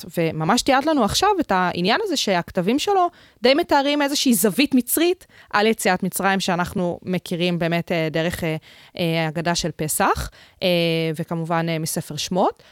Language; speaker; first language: Hebrew; native; Hebrew